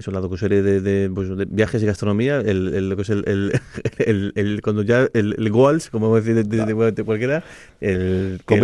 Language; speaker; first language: Spanish; native; Spanish